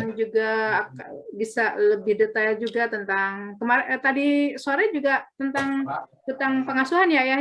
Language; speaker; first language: Indonesian; native; Indonesian